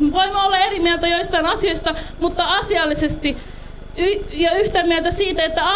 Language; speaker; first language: Finnish; early bilingual, other home language; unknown